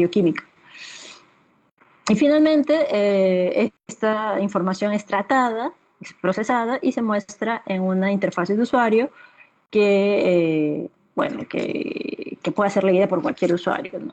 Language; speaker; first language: Spanish; native; Spanish